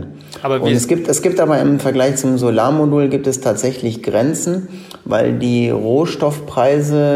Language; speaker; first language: German; native; German